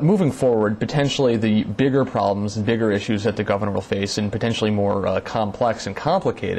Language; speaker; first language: English; native; English